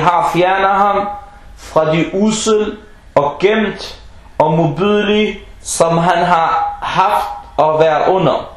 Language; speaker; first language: Danish; non-native, local second language; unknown